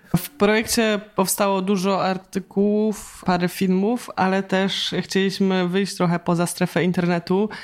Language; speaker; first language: Polish; native; Polish